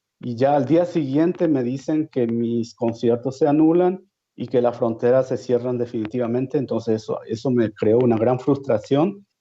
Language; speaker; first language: Spanish; native; Spanish